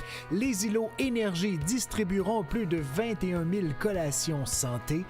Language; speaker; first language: French; native; French